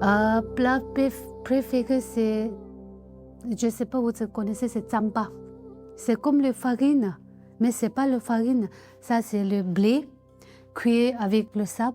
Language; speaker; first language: French; non-native, learner; Tibetan